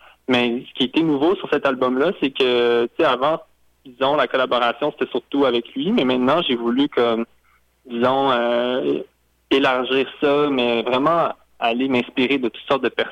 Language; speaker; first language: French; native; French